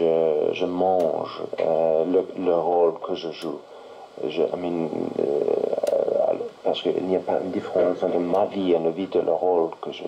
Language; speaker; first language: French; non-native, learner; English